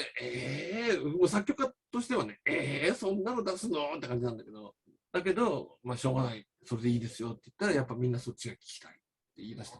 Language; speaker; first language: Japanese; native; Japanese